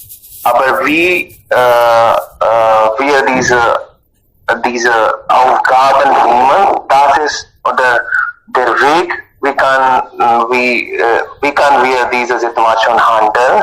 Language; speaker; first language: German; non-native, learner; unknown